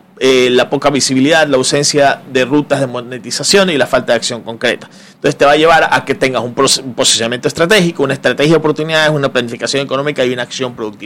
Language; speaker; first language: Spanish; native; Spanish